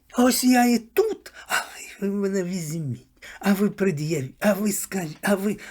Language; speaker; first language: Ukrainian; native; Ukrainian